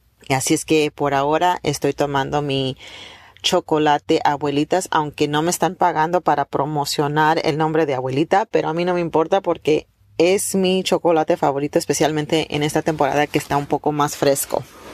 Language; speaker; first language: Spanish; early bilingual, heritage; Spanish